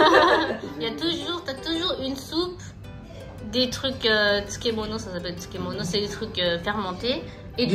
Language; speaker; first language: French; native; French